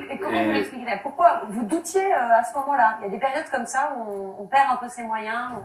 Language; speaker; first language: French; native; French